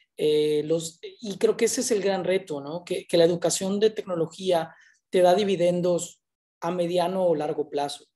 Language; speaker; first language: Spanish; native; Spanish